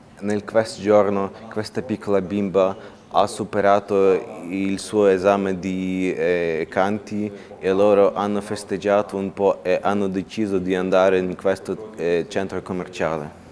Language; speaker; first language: Italian; non-native, learner; Ukrainian